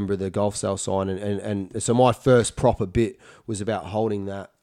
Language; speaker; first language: English; native; English